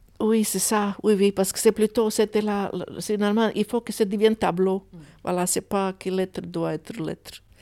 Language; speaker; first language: French; non-native, fluent; Croatian